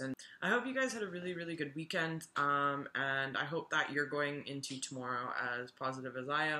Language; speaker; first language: English; native; English